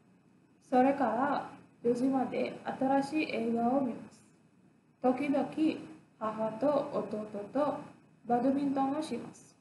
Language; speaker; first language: Japanese; non-native, learner; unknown